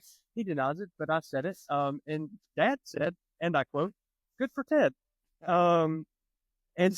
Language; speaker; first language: English; native; English